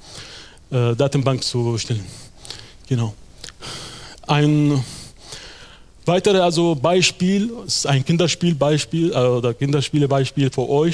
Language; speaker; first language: German; non-native, fluent; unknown